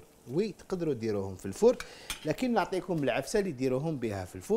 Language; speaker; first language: Arabic; native; Arabic